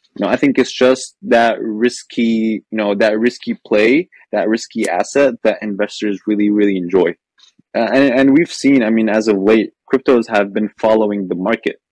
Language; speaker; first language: English; non-native, fluent; Arabic